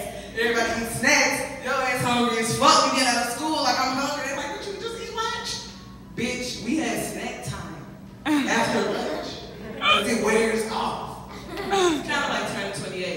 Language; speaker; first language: English; native; English